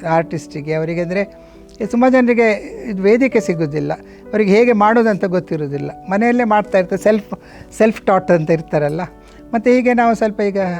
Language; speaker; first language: Kannada; native; Kannada